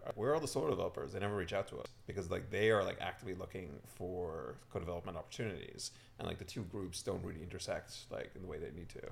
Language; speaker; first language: English; native; English